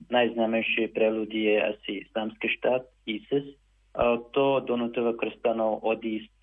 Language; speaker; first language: Slovak; non-native, fluent; Arabic